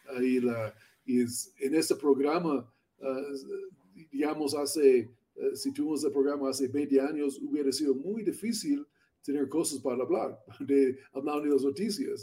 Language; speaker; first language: Spanish; non-native, learner; English